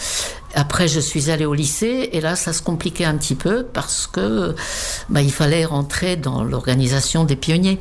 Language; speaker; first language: French; non-native, fluent; Czech